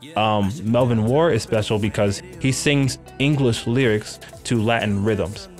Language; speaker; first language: English; native; English